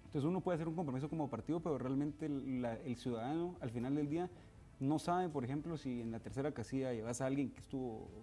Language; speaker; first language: Spanish; native; Spanish